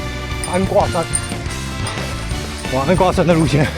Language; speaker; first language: Chinese; native; Chinese